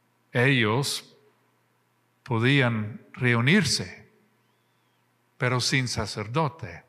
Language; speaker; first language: Spanish; non-native, fluent; English